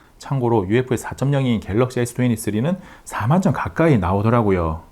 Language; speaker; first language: Korean; native; Korean